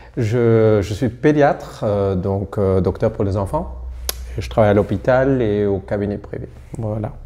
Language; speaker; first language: French; non-native, fluent; German